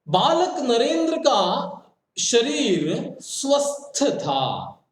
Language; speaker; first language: Hindi; non-native, local second language; Kannada